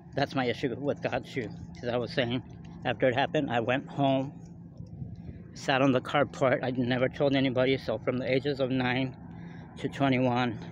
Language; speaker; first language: English; native; English